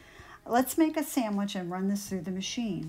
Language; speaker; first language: English; native; English